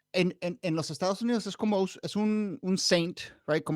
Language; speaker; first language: Spanish; non-native, fluent; English